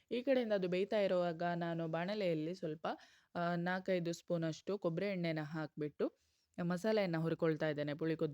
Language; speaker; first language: Kannada; non-native, local second language; Konkani